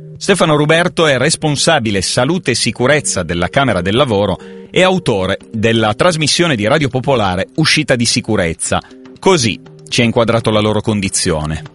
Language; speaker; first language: Italian; native; Italian